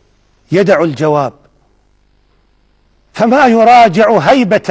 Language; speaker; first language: Arabic; native; Arabic